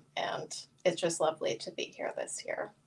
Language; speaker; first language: English; native; English